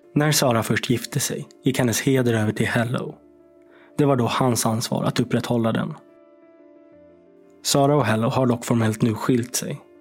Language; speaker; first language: Swedish; native; Swedish